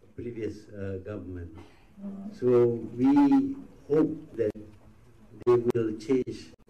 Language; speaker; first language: English; non-native, local second language; Malay